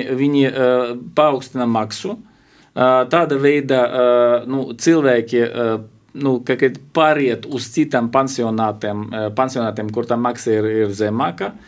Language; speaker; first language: Latvian; non-native, local second language; Russian